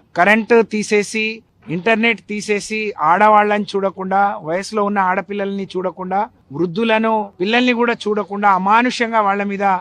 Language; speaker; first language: Telugu; non-native, local second language; Lambadi